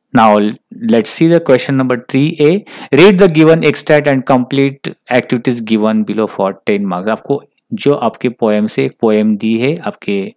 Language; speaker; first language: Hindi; non-native, local second language; Marathi